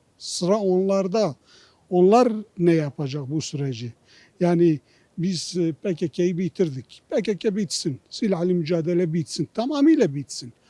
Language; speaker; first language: Turkish; non-native, local second language; Kurdish